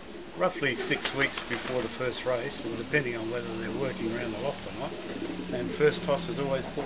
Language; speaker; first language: English; native; English